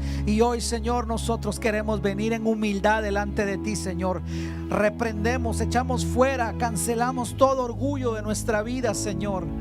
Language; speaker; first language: Spanish; native; Spanish